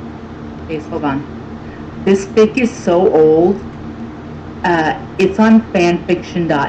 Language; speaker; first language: English; native; English